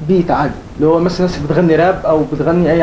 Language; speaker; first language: Arabic; native; Arabic